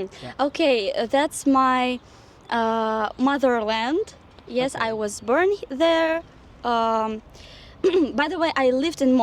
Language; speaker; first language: English; non-native, fluent; Russian